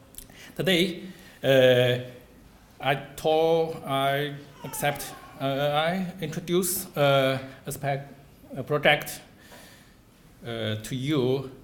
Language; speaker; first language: English; non-native, learner; Chinese